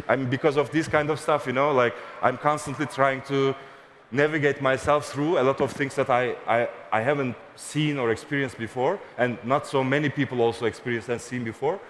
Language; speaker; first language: English; non-native, fluent; Turkish